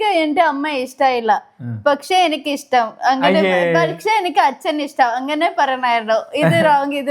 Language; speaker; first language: Malayalam; non-native, learner; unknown